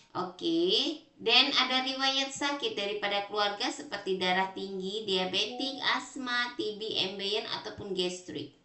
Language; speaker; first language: Indonesian; native; Indonesian